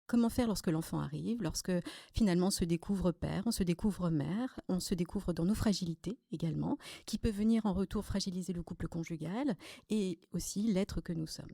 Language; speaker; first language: French; native; French